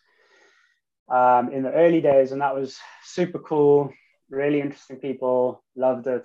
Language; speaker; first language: English; native; English